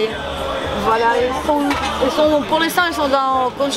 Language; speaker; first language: French; non-native, fluent; Ukrainian